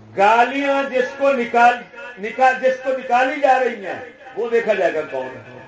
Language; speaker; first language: Urdu; non-native, local second language; Punjabi